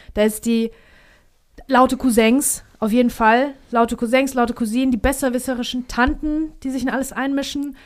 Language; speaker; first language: German; early bilingual, heritage; Greek